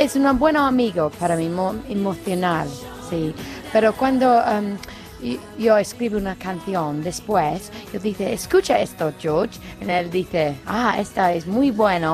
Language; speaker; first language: Spanish; non-native, learner; English